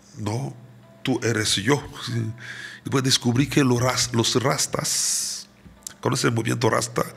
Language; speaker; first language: Spanish; non-native, fluent; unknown